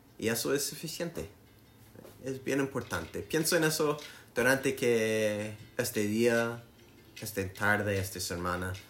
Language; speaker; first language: Spanish; non-native, learner; English